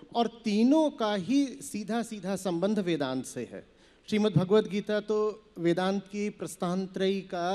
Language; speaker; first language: Hindi; native; Hindi